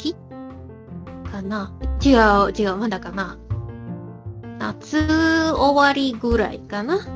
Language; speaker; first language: Japanese; non-native, learner; Malay